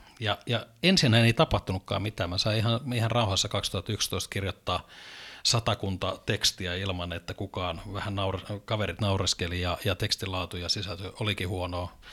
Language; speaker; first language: Finnish; native; Finnish